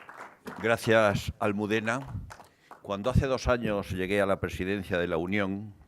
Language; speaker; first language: Spanish; native; Spanish